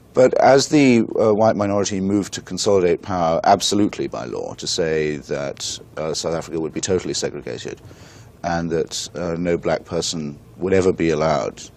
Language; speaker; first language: English; native; English